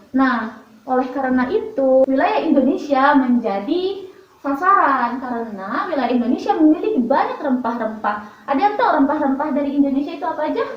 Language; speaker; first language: Indonesian; native; Indonesian